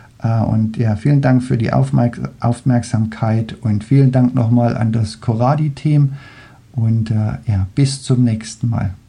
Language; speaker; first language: German; non-native, fluent; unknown